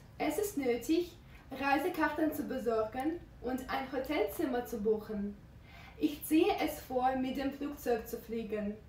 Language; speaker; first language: German; non-native, fluent; Russian